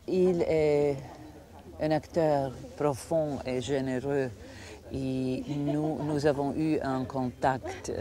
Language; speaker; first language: French; non-native, fluent; Croatian